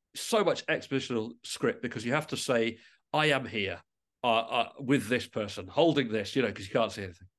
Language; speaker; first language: English; native; English